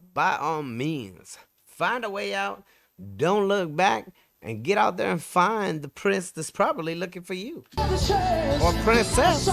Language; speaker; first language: English; native; English